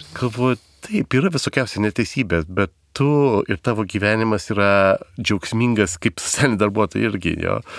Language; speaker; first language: Lithuanian; native; Lithuanian